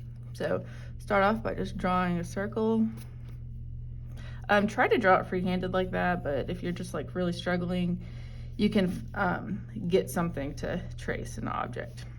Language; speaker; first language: English; native; English